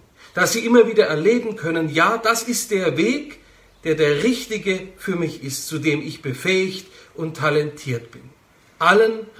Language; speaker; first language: German; native; German